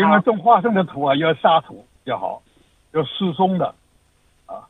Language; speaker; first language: Chinese; native; Chinese